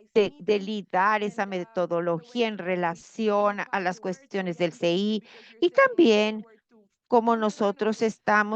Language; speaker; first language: Spanish; non-native, fluent; Portuguese